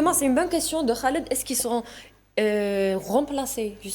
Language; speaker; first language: French; native; French